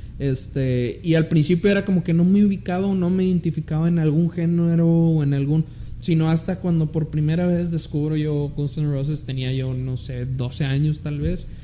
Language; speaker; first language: Spanish; early bilingual, heritage; Spanish